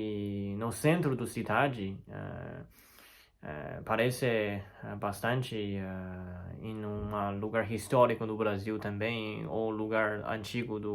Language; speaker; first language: Portuguese; non-native, fluent; Chinese